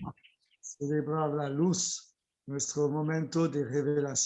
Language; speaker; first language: Spanish; non-native, learner; French